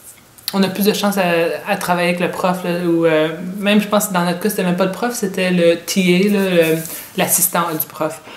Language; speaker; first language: French; native; French